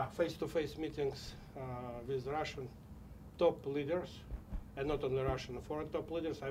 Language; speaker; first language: English; non-native, fluent; Russian